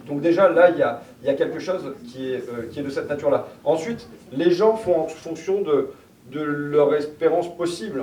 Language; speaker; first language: French; native; French